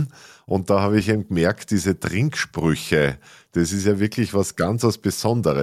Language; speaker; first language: German; native; German